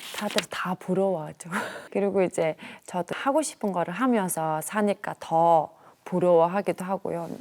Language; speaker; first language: Korean; non-native, fluent; Mongolian